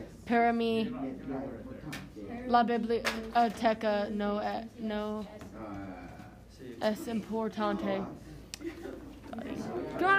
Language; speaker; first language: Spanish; non-native, learner; English